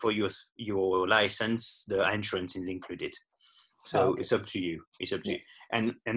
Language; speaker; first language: English; non-native, fluent; French